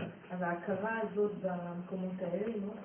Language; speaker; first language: Hebrew; native; Hebrew